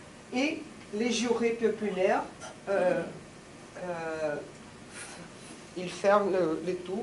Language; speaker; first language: French; non-native, fluent; Portuguese